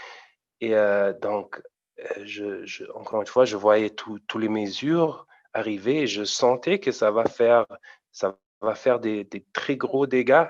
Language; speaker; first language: French; non-native, fluent; German